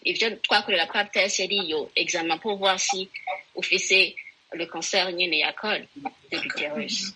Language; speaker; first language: French; non-native, local second language; Rundi